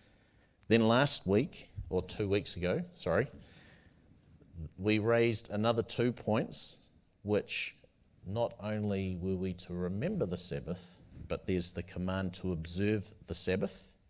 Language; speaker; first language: English; native; English